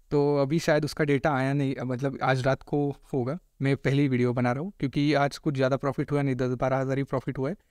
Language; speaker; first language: Hindi; non-native, local second language; Marathi